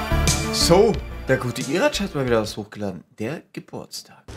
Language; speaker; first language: German; native; German